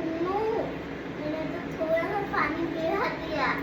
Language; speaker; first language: Hindi; non-native, local second language; Gujarati